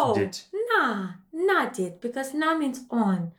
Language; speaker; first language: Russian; non-native, learner; English